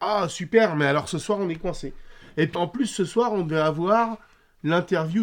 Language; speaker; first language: French; native; French